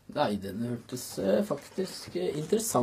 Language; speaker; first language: Norwegian; native; Norwegian